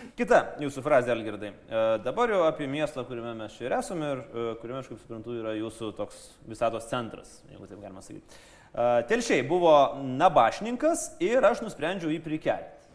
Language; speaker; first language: Lithuanian; native; Lithuanian